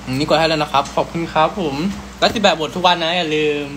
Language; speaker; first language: Thai; early bilingual, heritage; Thai